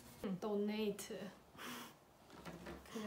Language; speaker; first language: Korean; non-native, learner; Chinese